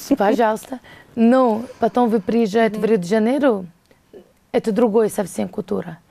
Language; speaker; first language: Russian; non-native, learner; Portuguese